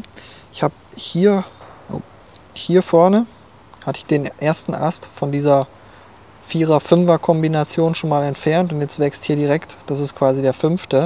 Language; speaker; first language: German; native; German